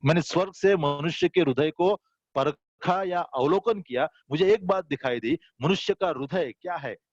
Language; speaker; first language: Hindi; non-native, local second language; Marathi